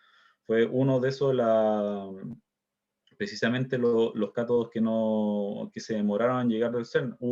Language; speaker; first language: Spanish; native; Spanish